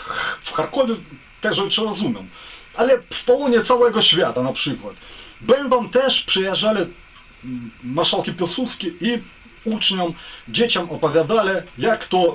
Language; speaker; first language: Polish; non-native, learner; Ukrainian